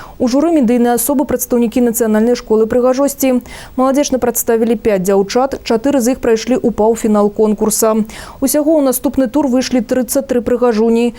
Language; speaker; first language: Belarusian; native; Belarusian